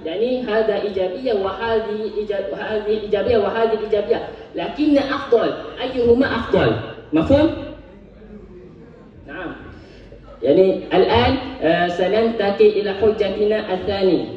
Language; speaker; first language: Arabic; non-native, learner; Malay